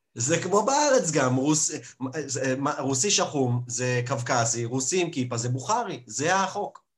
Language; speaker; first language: Hebrew; early bilingual, other home language; Russian